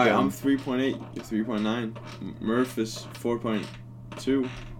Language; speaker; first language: English; non-native, fluent; Danish